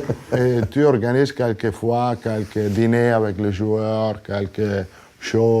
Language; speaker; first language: French; non-native, learner; Italian